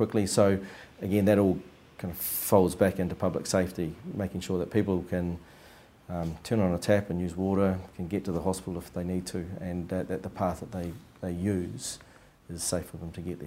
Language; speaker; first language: English; native; English